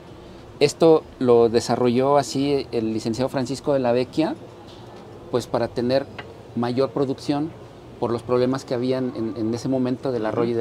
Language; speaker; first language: Spanish; native; Spanish